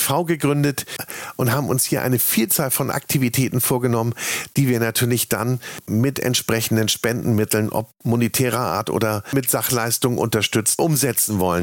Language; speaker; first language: German; native; German